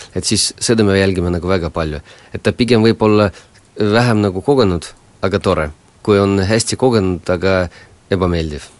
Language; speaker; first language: Estonian; non-native, local second language; Russian